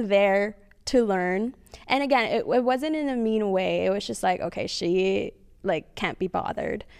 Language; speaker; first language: English; early bilingual, other home language; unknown